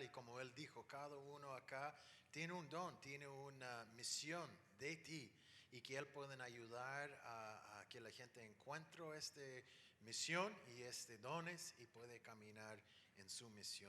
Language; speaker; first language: Spanish; non-native, fluent; English